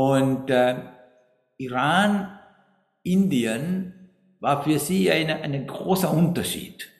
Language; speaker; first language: German; non-native, fluent; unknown